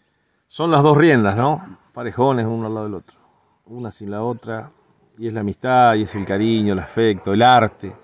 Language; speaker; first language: Spanish; native; Spanish